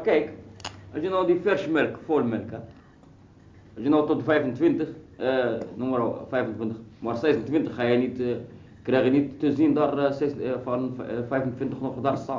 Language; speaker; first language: Dutch; non-native, learner; Arabic